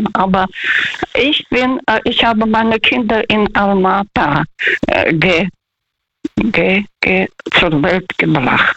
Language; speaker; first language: German; non-native, fluent; Russian